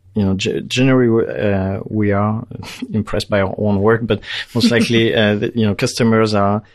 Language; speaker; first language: English; non-native, fluent; French